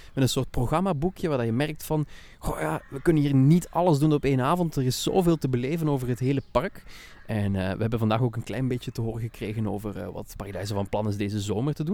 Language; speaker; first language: Dutch; native; Dutch